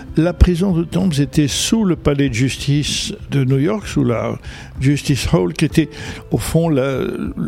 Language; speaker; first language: French; non-native, local second language; Arabic